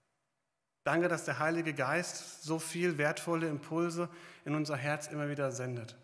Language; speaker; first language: German; native; German